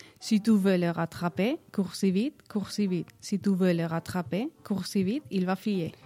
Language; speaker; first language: French; non-native, learner; Spanish